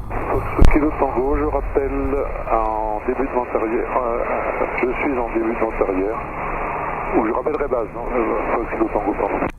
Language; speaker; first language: French; native; French